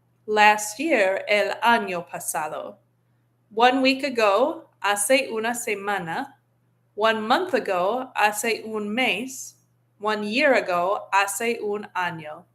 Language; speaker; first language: Spanish; non-native, fluent; English